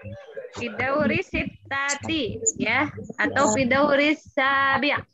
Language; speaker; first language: Arabic; non-native, fluent; Indonesian